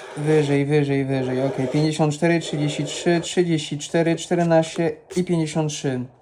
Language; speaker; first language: Polish; non-native, fluent; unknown